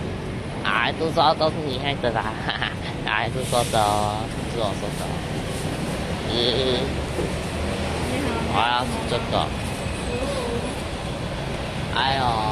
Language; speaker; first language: Chinese; native; Chinese